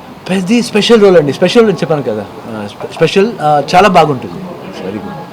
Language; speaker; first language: Telugu; non-native, learner; Kannada